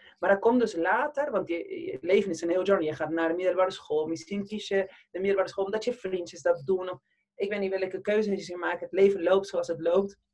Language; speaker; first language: Dutch; non-native, fluent; Spanish